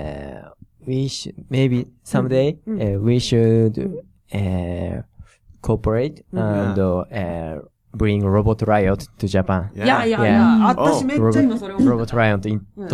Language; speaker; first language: English; non-native, learner; Japanese